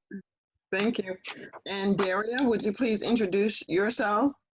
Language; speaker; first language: English; non-native, learner; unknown